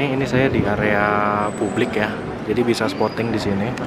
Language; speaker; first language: Indonesian; native; Indonesian